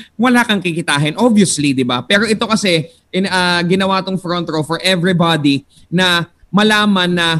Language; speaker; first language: Filipino; native; Filipino